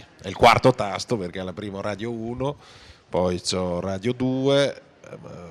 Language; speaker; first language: Italian; native; Italian